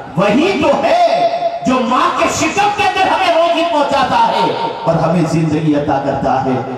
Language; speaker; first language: Urdu; native; Urdu